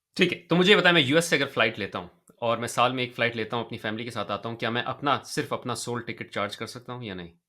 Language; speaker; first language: Urdu; native; Urdu